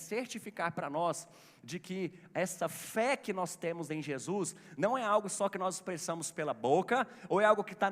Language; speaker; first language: Portuguese; native; Portuguese